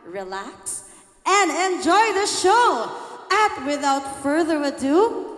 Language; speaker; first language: English; non-native, local second language; Filipino